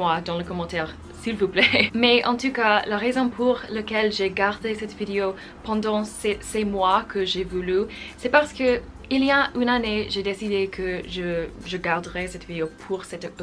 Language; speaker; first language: French; non-native, fluent; English